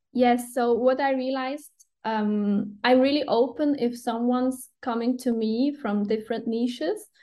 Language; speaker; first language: English; non-native, fluent; Swiss German